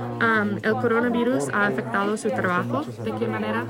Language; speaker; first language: Spanish; non-native, fluent; English